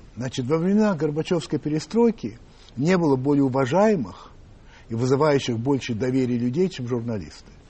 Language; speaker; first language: Russian; early bilingual, other home language; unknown